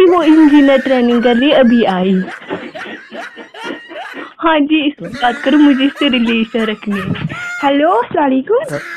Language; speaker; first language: Hindi; non-native, local second language; Kashmiri